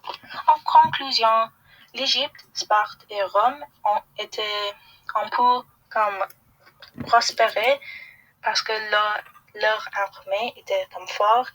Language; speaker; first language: French; non-native, learner; English